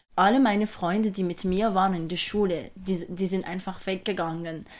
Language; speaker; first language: German; non-native, fluent; Arabic